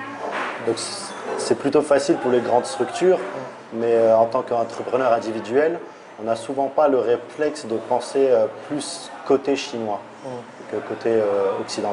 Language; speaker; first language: French; early bilingual, other home language; Arabic